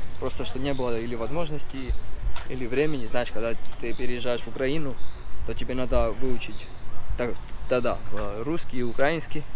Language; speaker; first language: Russian; early bilingual, other home language; Georgian